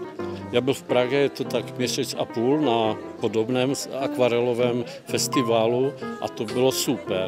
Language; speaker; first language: Czech; non-native, learner; Polish